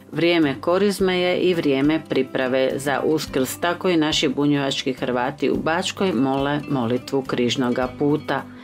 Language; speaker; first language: Croatian; early bilingual, heritage; Croatian